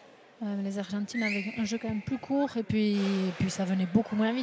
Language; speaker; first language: French; native; French